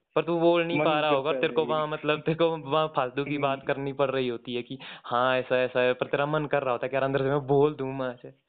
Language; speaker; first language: Hindi; native; Hindi